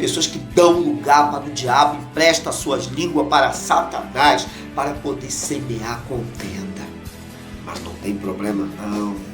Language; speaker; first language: Portuguese; native; Portuguese